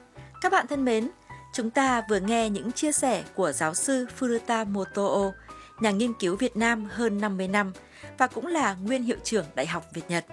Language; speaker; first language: Vietnamese; native; Vietnamese